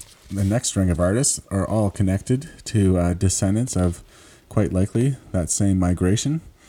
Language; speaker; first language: English; early bilingual, other home language; French